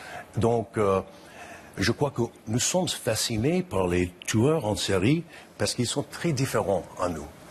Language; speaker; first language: French; non-native, fluent; English